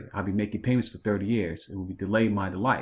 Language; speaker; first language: English; native; English